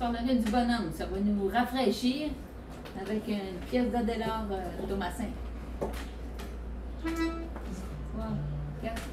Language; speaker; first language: French; native; French